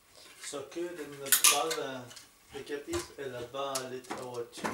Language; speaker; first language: Danish; non-native, learner; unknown